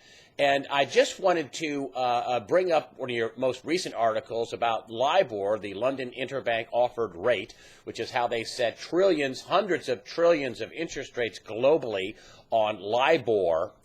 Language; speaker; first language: English; native; English